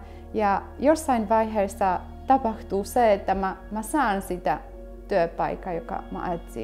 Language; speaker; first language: Finnish; non-native, local second language; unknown